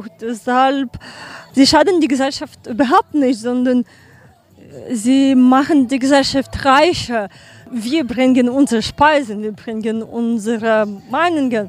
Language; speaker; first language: German; non-native, learner; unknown